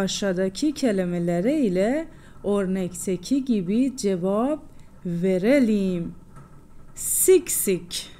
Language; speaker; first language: Turkish; non-native, fluent; Persian